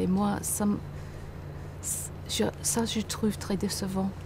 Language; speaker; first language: French; non-native, fluent; English